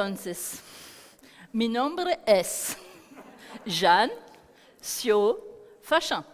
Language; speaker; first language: Spanish; non-native, learner; French